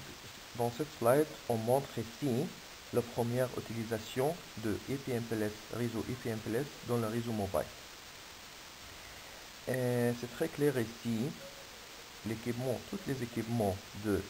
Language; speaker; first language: French; non-native, fluent; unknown